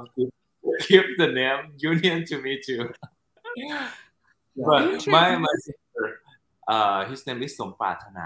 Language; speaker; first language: English; non-native, fluent; Thai